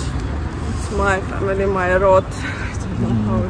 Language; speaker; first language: English; non-native, learner; Russian